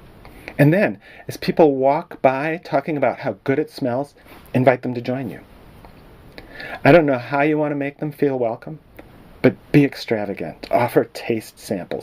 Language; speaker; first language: English; native; English